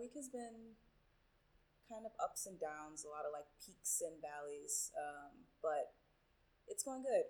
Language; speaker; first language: English; early bilingual, other home language; Spanish